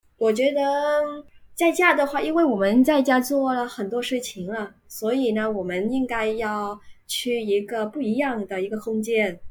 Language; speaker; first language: Chinese; non-native, fluent; Vietnamese